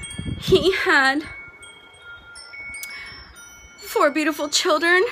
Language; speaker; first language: English; native; English